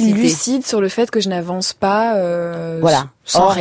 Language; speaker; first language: French; native; French